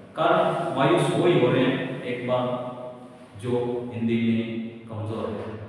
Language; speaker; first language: Hindi; native; Hindi